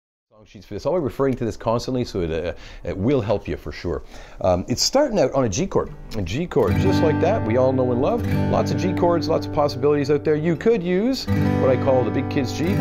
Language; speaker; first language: English; native; English